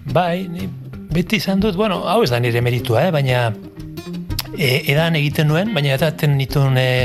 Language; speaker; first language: Basque; non-native, local second language; Spanish